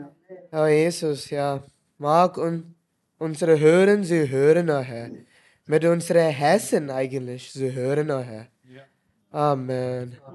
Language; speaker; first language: German; non-native, learner; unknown